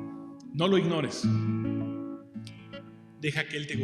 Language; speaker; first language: Spanish; native; Spanish